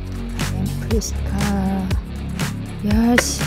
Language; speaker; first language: English; non-native, learner; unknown